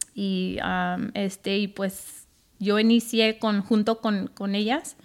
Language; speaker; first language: Spanish; early bilingual, heritage; Spanish